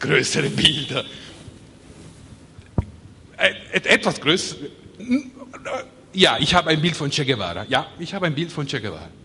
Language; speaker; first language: German; non-native, fluent; Italian